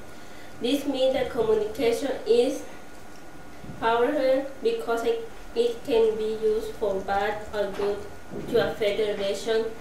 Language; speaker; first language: English; non-native, learner; Spanish